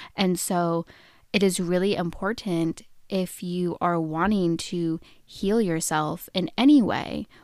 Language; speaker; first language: English; native; English